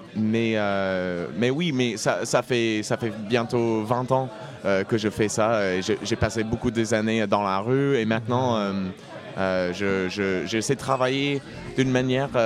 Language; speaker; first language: French; non-native, fluent; English